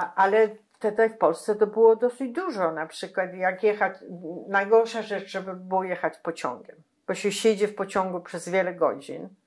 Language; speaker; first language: Polish; non-native, local second language; Yiddish